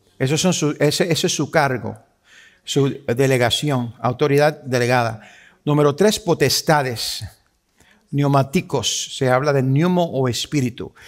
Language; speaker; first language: Spanish; early bilingual, heritage; Spanish